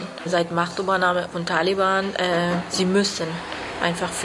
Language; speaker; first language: German; non-native, fluent; Persian